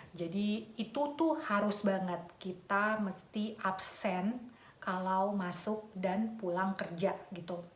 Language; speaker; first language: Indonesian; native; Indonesian